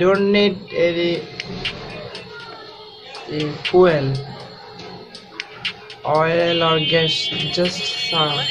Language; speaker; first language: English; non-native, learner; Bangla